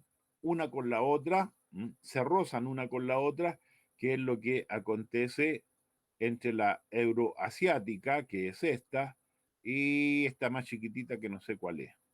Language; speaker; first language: Spanish; native; Spanish